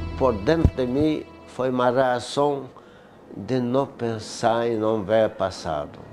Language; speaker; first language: Portuguese; non-native, fluent; Polish